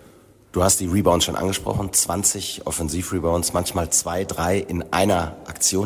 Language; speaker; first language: German; native; German